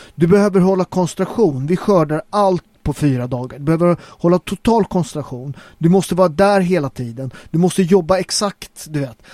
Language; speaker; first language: Swedish; native; Swedish